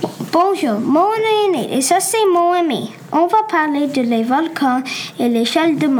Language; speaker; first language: French; non-native, learner; English